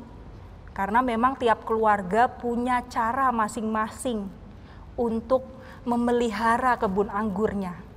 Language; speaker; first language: Indonesian; native; Indonesian